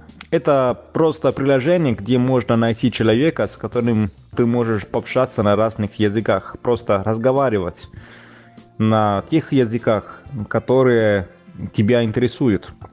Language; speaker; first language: Russian; non-native, fluent; Italian